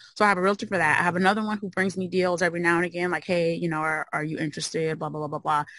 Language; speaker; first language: English; native; English